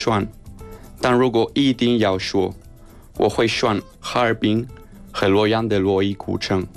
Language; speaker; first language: Chinese; non-native, fluent; Spanish